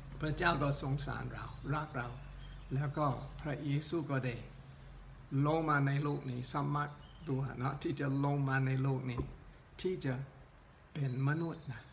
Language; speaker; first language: Thai; non-native, local second language; Northeastern Thai